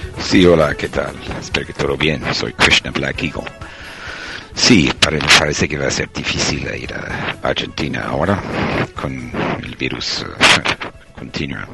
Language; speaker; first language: Spanish; non-native, learner; English